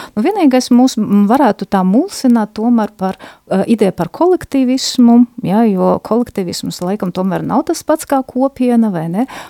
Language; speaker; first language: Latvian; non-native, local second language; Russian